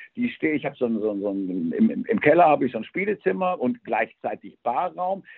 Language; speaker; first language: German; early bilingual, other home language; Spanish